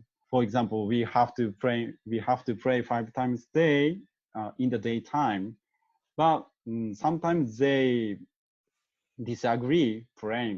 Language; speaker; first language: English; non-native, learner; Japanese